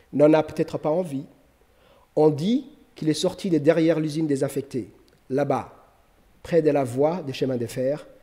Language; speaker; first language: French; non-native, local second language; Somali